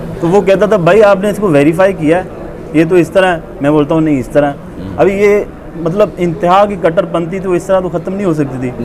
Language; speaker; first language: Urdu; non-native, local second language; Punjabi